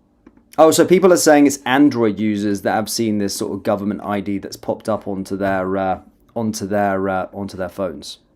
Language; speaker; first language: English; native; English